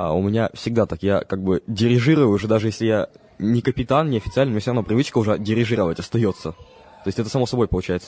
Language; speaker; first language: Russian; native; Russian